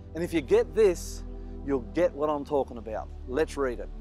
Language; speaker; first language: English; native; English